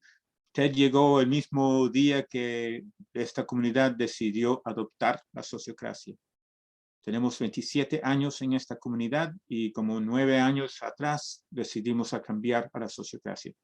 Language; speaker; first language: Spanish; early bilingual, heritage; Spanish